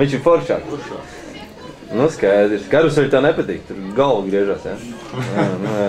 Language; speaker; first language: Latvian; native; Latvian